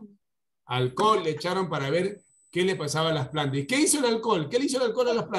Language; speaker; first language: Spanish; native; Spanish